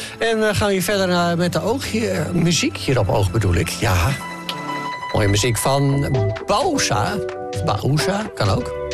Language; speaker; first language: Dutch; native; Dutch